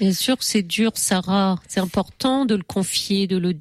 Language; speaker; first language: French; native; French